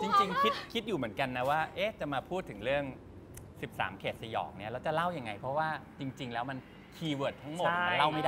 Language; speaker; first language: Thai; native; Thai